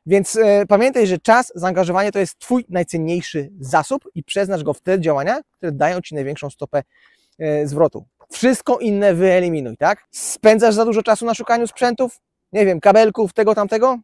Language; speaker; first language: Polish; native; Polish